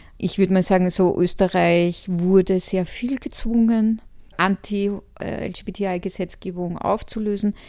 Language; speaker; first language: German; native; German